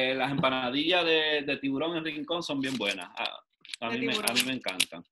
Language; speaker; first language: Spanish; early bilingual, heritage; Spanish